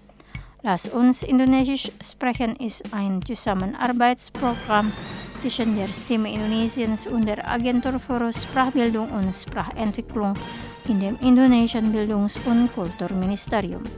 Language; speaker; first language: German; non-native, fluent; Indonesian